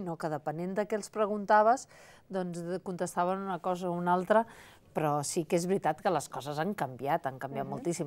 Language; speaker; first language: Catalan; native; Catalan